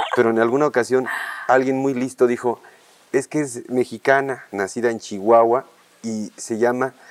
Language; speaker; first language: Spanish; native; Spanish